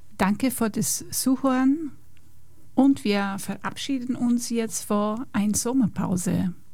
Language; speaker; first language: German; non-native, fluent; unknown